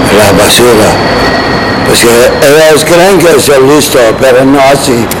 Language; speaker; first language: Spanish; non-native, learner; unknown